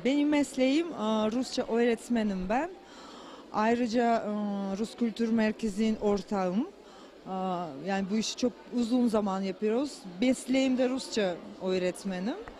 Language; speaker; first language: Turkish; non-native, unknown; Russian